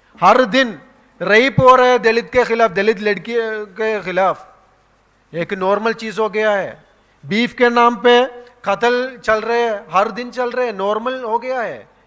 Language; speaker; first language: Hindi; non-native, local second language; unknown